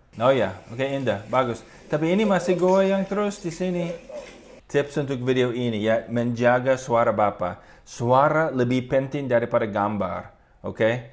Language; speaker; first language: Indonesian; non-native, fluent; English